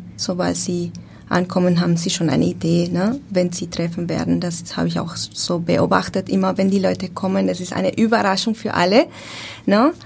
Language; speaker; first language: German; non-native, learner; Spanish